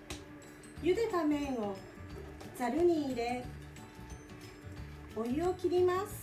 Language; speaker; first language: Japanese; native; Japanese